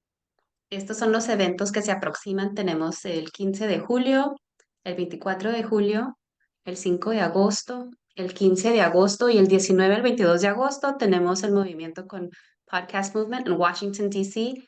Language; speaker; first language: Spanish; early bilingual, heritage; Spanish